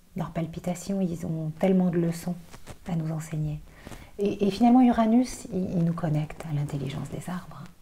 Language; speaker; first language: French; native; French